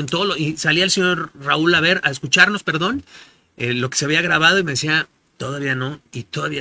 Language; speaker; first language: Spanish; native; Spanish